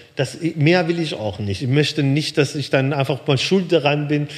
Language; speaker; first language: German; early bilingual, other home language; Persian